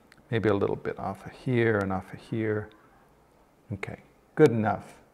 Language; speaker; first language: English; native; English